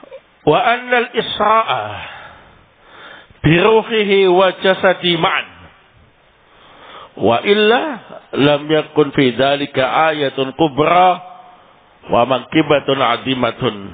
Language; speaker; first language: Arabic; non-native, fluent; Indonesian